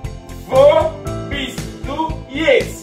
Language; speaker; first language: German; non-native, learner; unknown